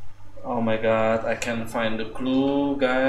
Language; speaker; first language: English; non-native, learner; Indonesian